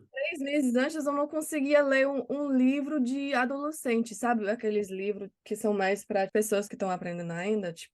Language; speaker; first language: Portuguese; non-native, fluent; English